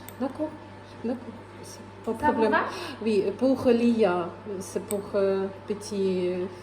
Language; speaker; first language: French; non-native, learner; Ukrainian